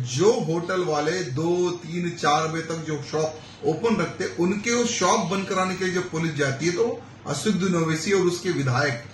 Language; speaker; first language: Hindi; non-native, local second language; Telugu